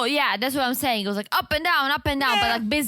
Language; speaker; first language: English; native; English